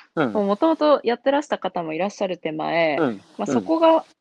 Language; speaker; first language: Japanese; native; Japanese